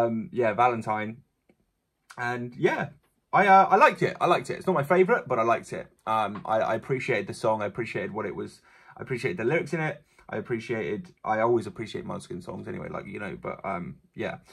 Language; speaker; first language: English; native; English